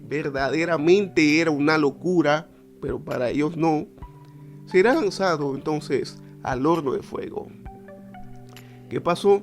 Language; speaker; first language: Spanish; native; Spanish